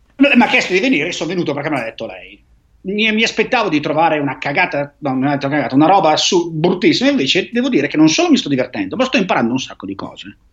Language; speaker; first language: Italian; native; Italian